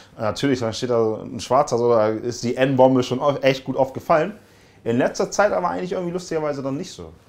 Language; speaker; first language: German; early bilingual, other home language; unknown